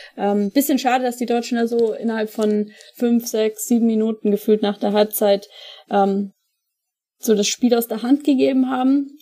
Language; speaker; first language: German; native; German